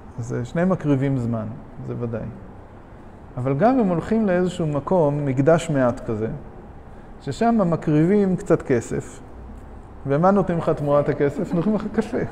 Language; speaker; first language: Hebrew; non-native, fluent; English